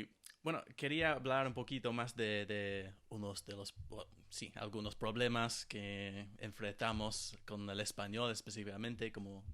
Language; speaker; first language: Spanish; non-native, fluent; English